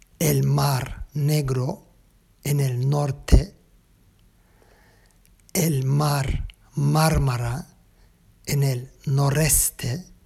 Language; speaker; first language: Spanish; non-native, learner; Turkish